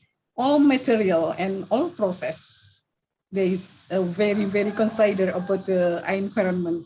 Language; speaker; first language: English; non-native, learner; Indonesian